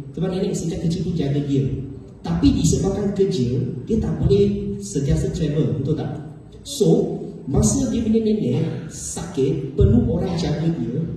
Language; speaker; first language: Malay; non-native, local second language; Chinese